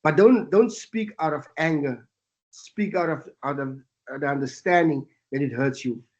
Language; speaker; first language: English; non-native, local second language; Afrikaans